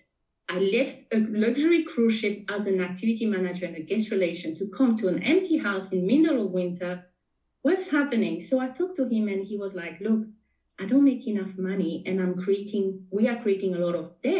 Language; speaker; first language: English; non-native, fluent; French